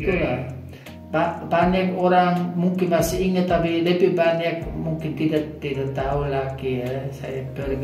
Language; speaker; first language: Indonesian; non-native, fluent; German